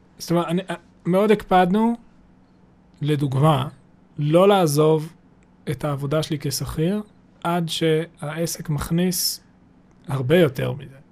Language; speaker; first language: Hebrew; native; Hebrew